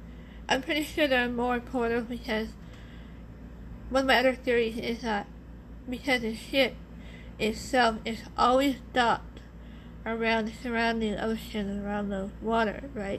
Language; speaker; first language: English; native; English